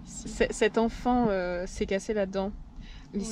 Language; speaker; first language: French; native; French